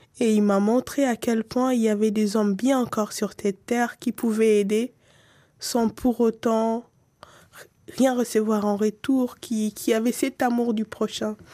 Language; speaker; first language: French; non-native, local second language; Swahili